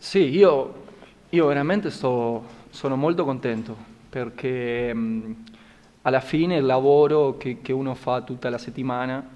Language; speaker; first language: Italian; non-native, fluent; Spanish